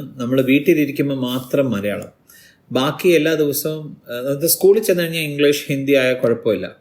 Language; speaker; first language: Malayalam; early bilingual, heritage; Malayalam